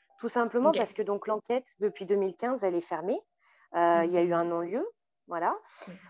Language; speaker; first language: French; native; French